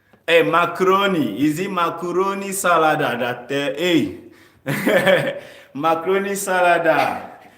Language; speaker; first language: Japanese; non-native, learner; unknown